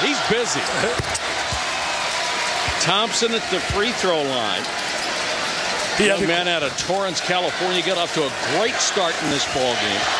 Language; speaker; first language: English; native; English